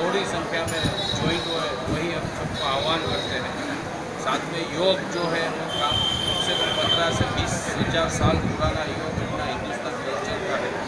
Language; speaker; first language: Hindi; non-native, local second language; Gujarati